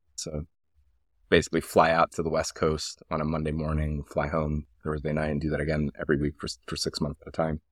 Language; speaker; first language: English; native; English